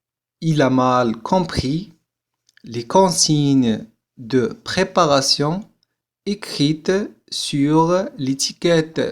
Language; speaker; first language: French; non-native, fluent; Arabic